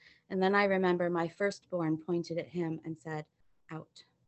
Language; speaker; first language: English; native; English